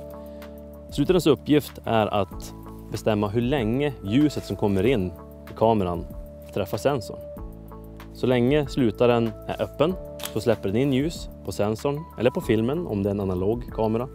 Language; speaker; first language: Swedish; native; Swedish